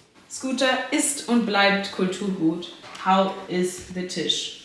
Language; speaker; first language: German; native; German